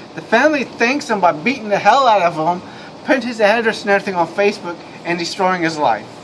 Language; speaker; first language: English; native; English